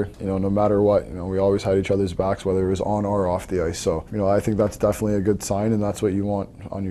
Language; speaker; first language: English; native; English